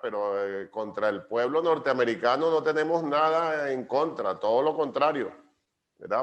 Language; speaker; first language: Spanish; native; Spanish